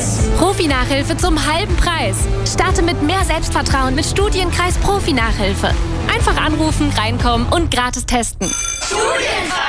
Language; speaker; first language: German; native; German